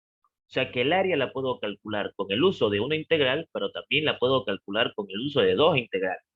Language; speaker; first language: Spanish; native; Spanish